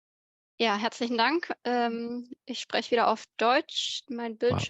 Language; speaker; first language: German; native; German